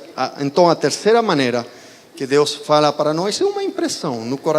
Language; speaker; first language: Portuguese; non-native, fluent; Spanish